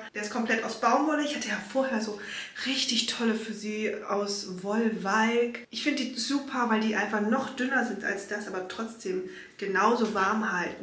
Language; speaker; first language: German; native; German